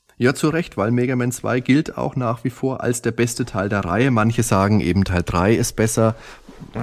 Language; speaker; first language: German; native; German